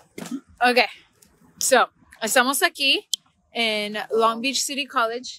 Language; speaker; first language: Spanish; early bilingual, heritage; Spanish